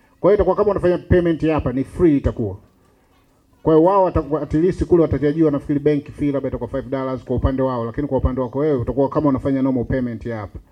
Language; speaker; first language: Swahili; native; Swahili